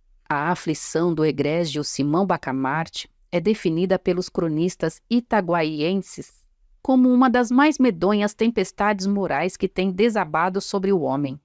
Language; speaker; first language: Portuguese; native; Portuguese